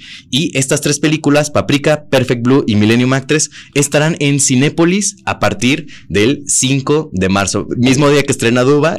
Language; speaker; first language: Spanish; native; Spanish